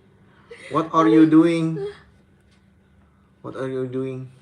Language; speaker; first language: English; non-native, learner; Indonesian